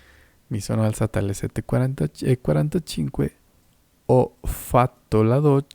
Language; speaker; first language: Italian; non-native, fluent; Spanish